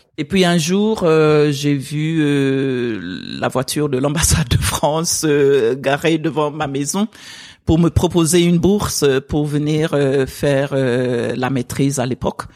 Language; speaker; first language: French; non-native, fluent; English